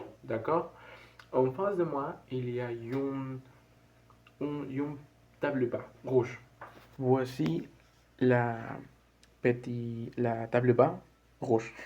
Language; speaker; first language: French; non-native, learner; Spanish